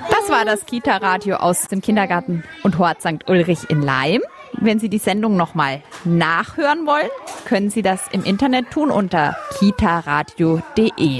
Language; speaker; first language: German; native; German